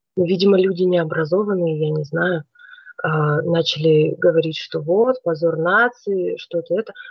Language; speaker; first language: Russian; native; Russian